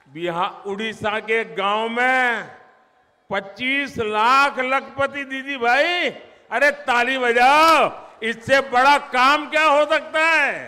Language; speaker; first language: Hindi; non-native, local second language; Gujarati